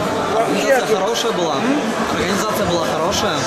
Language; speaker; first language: Russian; native; Russian